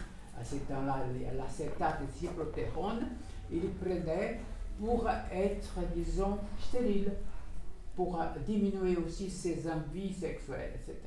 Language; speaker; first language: French; non-native, fluent; Portuguese